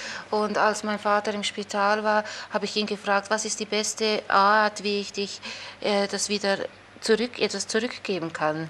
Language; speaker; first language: German; native; German